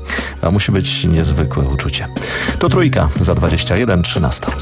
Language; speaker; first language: Polish; native; Polish